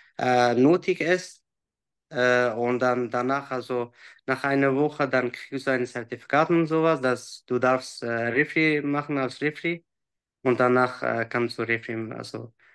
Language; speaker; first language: German; non-native, learner; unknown